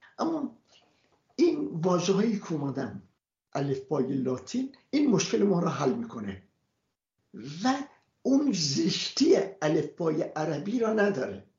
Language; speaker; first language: Persian; native; Persian